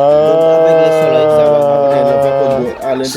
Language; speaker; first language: French; non-native, local second language; Wolof